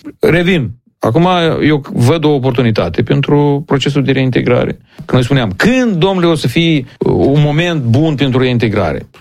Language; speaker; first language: Romanian; native; Romanian